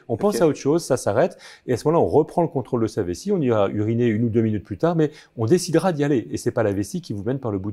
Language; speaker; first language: French; native; French